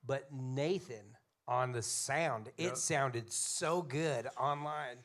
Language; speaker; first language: English; native; English